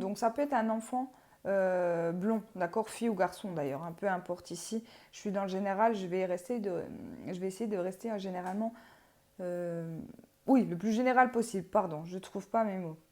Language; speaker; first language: French; native; French